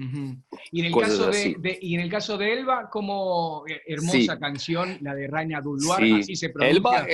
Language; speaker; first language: Spanish; native; Spanish